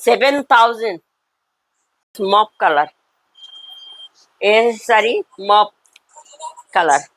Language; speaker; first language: Hindi; non-native, local second language; Bangla